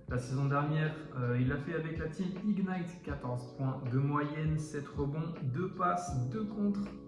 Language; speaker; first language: French; native; French